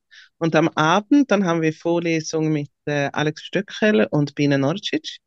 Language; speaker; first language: German; non-native, fluent; Swedish